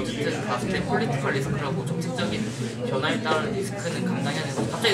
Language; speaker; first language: Korean; native; Korean